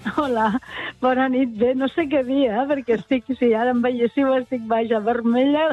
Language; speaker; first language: Catalan; native; Catalan